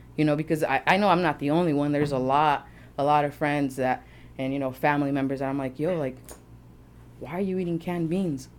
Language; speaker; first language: English; early bilingual, other home language; Spanish